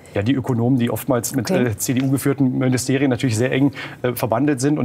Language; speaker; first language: German; native; German